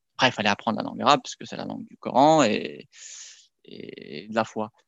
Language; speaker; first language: French; non-native, local second language; Arabic